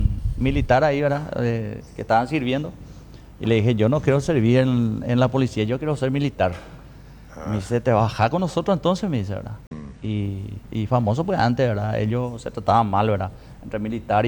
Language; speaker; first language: Spanish; native; Spanish